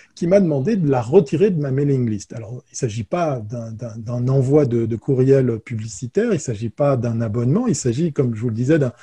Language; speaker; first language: French; native; French